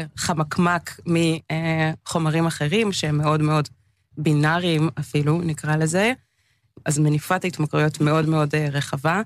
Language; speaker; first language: Hebrew; early bilingual, other home language; English